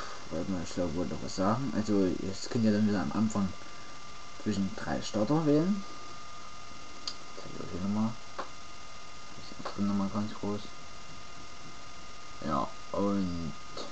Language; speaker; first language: German; native; German